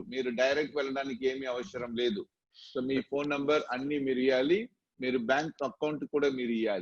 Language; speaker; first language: Telugu; non-native, local second language; Tamil